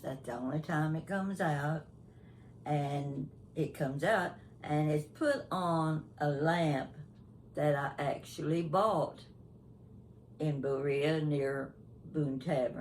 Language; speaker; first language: English; native; English